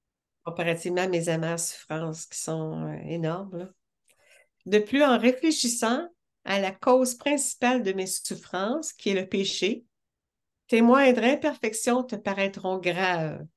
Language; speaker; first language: French; native; French